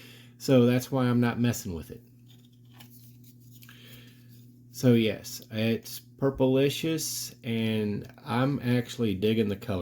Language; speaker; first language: English; native; English